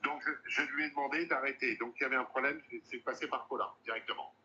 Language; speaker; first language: French; native; French